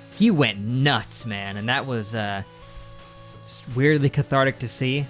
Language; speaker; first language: English; native; English